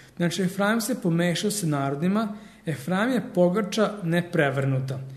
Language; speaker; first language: Serbian; early bilingual, heritage; Serbian